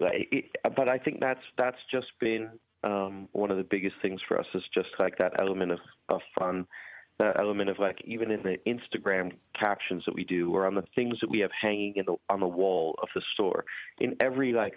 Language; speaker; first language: English; native; English